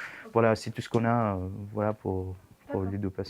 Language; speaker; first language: French; non-native, fluent; Arabic